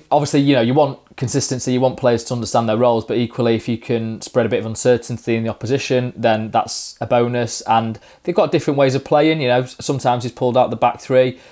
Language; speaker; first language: English; native; English